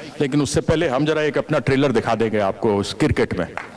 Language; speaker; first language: Hindi; native; Hindi